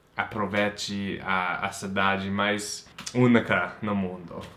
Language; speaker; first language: Portuguese; non-native, fluent; English